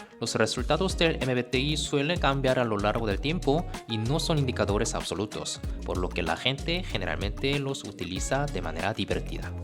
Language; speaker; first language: Spanish; non-native, fluent; Korean